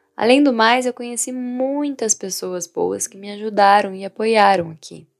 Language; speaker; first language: Portuguese; non-native, fluent; Vietnamese